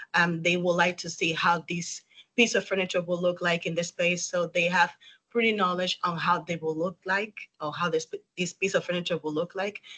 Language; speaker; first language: English; non-native, fluent; Spanish